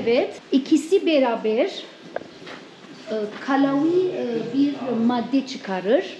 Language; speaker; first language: Turkish; non-native, fluent; Arabic